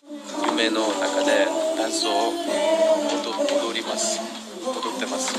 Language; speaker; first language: Japanese; non-native, fluent; Korean